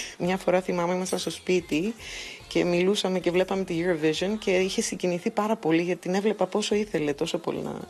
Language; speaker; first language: Greek; early bilingual, heritage; Greek